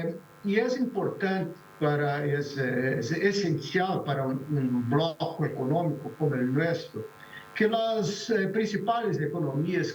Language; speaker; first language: Spanish; non-native, fluent; Portuguese